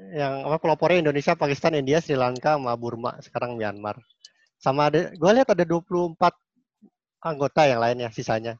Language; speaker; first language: Indonesian; native; Indonesian